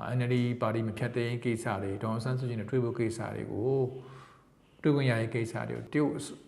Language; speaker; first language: Burmese; native; Burmese